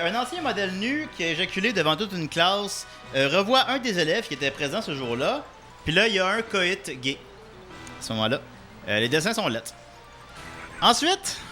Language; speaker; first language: French; native; French